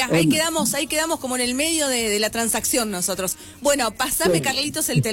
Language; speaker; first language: Spanish; native; Spanish